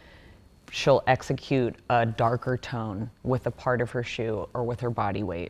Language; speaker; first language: English; native; English